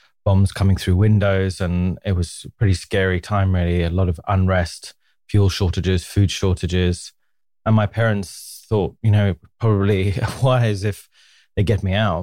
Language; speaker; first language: English; native; English